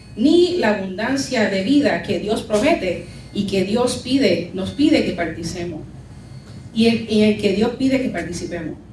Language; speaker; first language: Spanish; early bilingual, heritage; Spanish